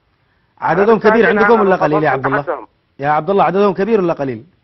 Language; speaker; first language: Arabic; native; Arabic